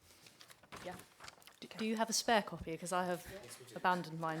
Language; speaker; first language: English; native; English